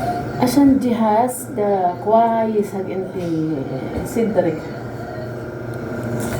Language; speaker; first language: Arabic; non-native, learner; Filipino